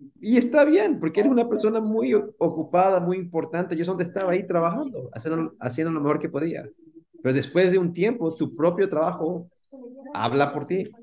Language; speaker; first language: Spanish; early bilingual, heritage; Spanish